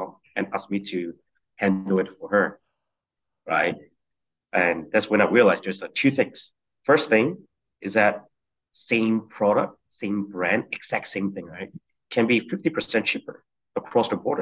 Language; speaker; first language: English; non-native, local second language; Cantonese